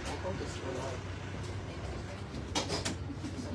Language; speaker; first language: Filipino; non-native, local second language; Cebuano